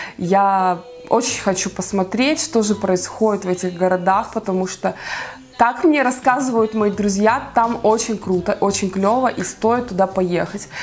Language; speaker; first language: Russian; native; Russian